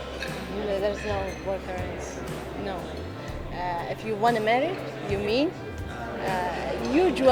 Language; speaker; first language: English; non-native, learner; Arabic